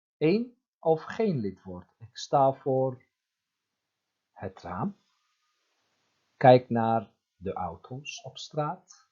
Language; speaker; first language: Dutch; non-native, fluent; Turkish